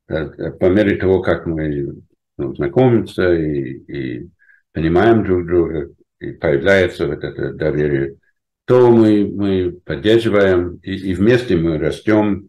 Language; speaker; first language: Russian; non-native, fluent; English